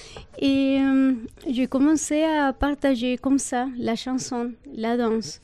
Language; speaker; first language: French; non-native, fluent; Spanish